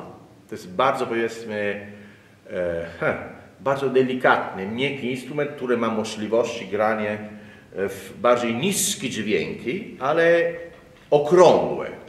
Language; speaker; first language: Polish; non-native, learner; Italian